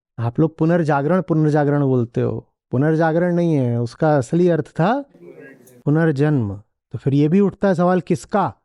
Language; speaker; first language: Hindi; native; Hindi